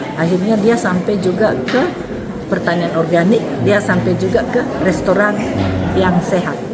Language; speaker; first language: Indonesian; native; Indonesian